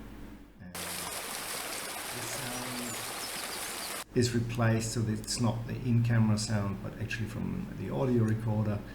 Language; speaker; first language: English; native; English